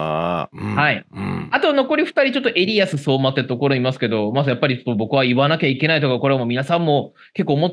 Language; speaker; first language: Japanese; native; Japanese